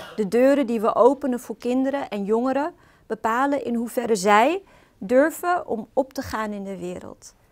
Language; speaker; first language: Dutch; early bilingual, other home language; Arabic